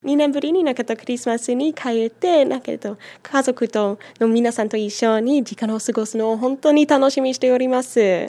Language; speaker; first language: Japanese; non-native, fluent; English